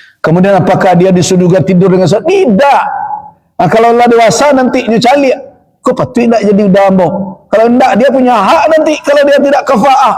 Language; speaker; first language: Malay; non-native, local second language; Minangkabau